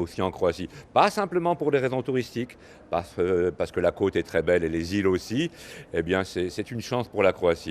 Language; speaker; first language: French; native; French